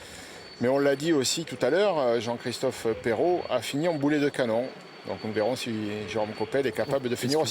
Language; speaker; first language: French; native; French